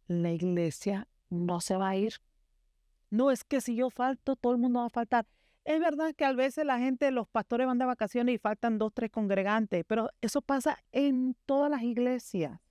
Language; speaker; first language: Spanish; early bilingual, heritage; Spanish